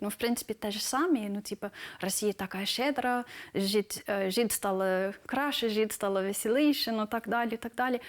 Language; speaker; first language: Ukrainian; non-native, fluent; English